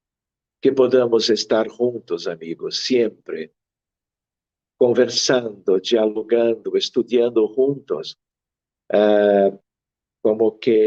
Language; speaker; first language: Spanish; non-native, fluent; Portuguese